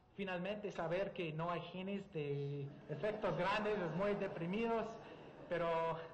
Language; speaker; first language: Spanish; non-native, learner; English